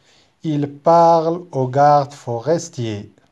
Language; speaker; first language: French; non-native, local second language; Arabic